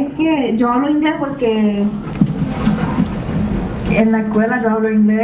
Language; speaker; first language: Spanish; early bilingual, heritage; Spanish